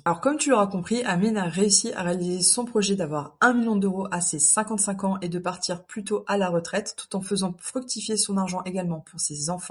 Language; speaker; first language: French; native; French